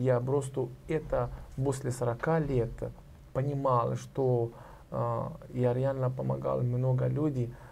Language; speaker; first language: Russian; non-native, learner; Arabic